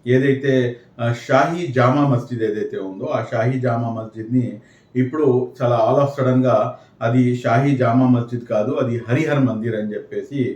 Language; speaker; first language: Telugu; non-native, local second language; Urdu